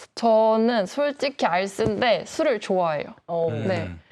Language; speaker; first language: Korean; native; Korean